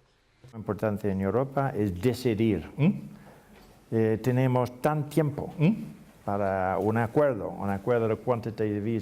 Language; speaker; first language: Spanish; non-native, learner; English